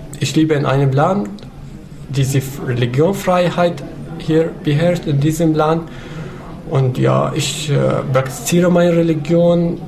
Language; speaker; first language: German; non-native, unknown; Arabic